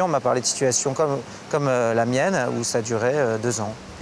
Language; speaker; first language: French; native; French